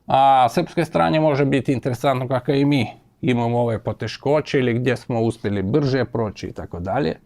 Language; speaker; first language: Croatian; non-native, fluent; Ukrainian